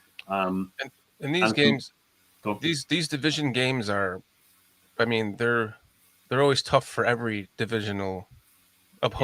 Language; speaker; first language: English; native; English